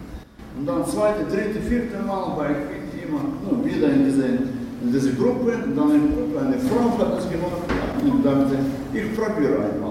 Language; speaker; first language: German; non-native, learner; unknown